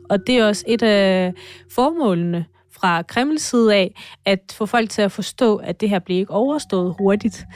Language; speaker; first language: Danish; non-native, fluent; Russian